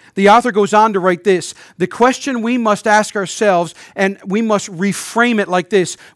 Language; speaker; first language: English; native; English